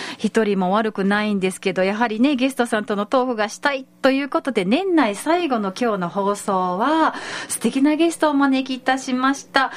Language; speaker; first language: Japanese; native; Japanese